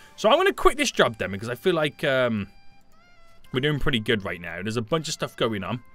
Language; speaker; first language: English; native; English